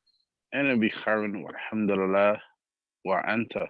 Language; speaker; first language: Arabic; non-native, learner; English